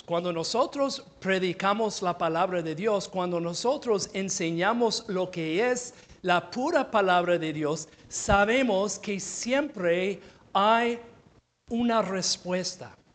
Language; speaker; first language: Spanish; non-native, fluent; English